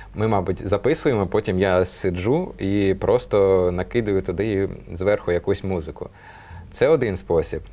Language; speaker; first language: Ukrainian; non-native, local second language; Russian